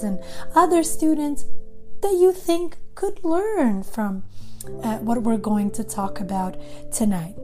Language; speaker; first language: English; non-native, fluent; Serbian